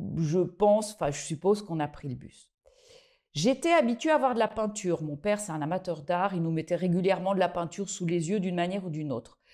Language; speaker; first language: French; native; French